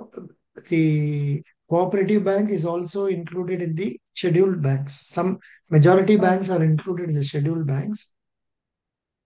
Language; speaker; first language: English; non-native, local second language; Telugu